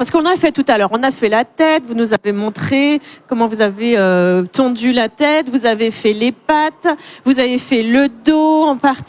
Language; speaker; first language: French; native; French